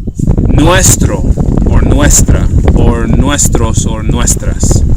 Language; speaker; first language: Spanish; non-native, fluent; English